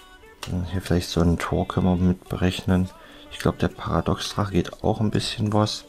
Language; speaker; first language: German; native; German